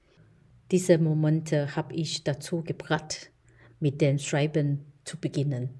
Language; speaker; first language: German; non-native, fluent; Chinese